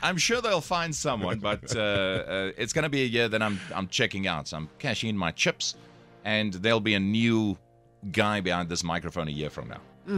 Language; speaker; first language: English; non-native, local second language; Afrikaans